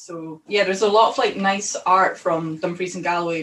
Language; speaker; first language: English; native; English